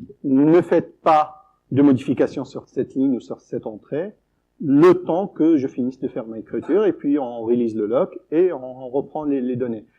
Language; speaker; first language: French; native; French